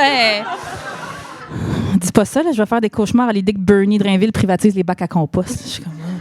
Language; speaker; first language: French; native; French